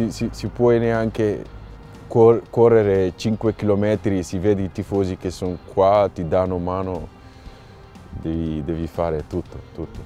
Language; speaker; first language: Italian; non-native, fluent; French